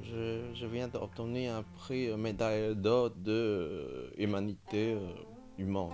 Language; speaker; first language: French; non-native, fluent; Chinese